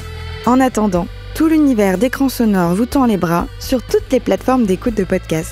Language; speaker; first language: French; native; French